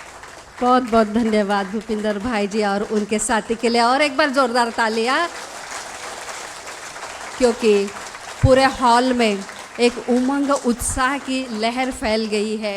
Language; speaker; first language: Hindi; native; Hindi